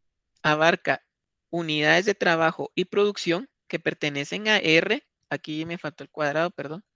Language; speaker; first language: Spanish; native; Spanish